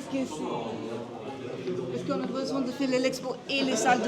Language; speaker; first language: French; non-native, learner; English